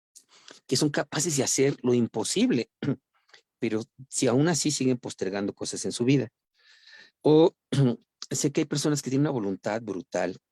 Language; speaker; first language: Spanish; native; Spanish